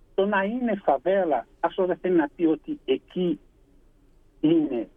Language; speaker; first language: Greek; early bilingual, heritage; Greek